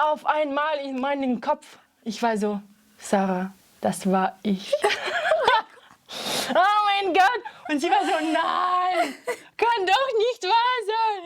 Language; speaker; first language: German; non-native, fluent; French